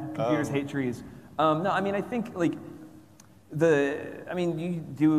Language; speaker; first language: English; native; English